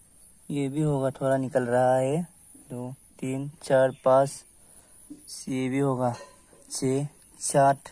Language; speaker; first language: Hindi; non-native, local second language; Bodo